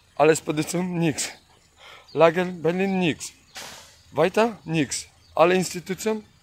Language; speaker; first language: German; non-native, learner; Polish